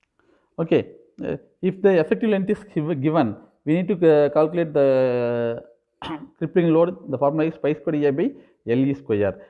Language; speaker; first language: English; non-native, local second language; Tamil